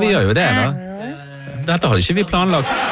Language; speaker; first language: Norwegian; native; Norwegian